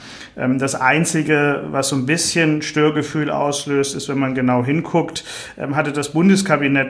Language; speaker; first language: German; native; German